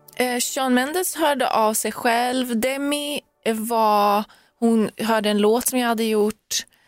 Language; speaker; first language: Swedish; early bilingual, other home language; Persian